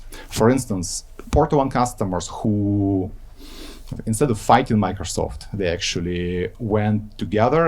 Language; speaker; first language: English; non-native, fluent; Ukrainian